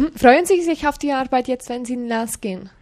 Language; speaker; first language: German; native; German